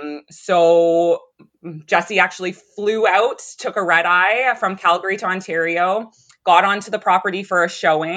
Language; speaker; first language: English; native; English